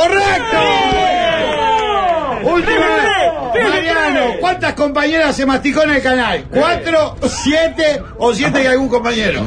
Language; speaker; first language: Spanish; native; Spanish